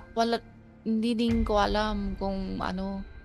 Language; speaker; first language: Filipino; early bilingual, other home language; Chinese